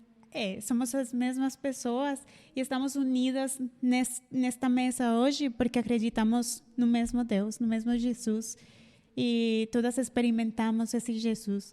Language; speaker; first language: Portuguese; non-native, fluent; Spanish